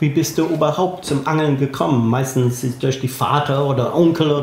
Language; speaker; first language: German; non-native, fluent; English